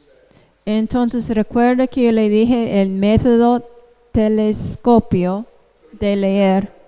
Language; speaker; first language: Spanish; non-native, fluent; English